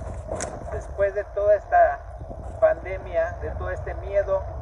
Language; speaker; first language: Spanish; native; Spanish